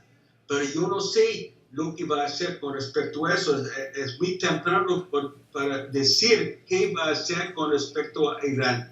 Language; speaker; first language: Spanish; non-native, fluent; English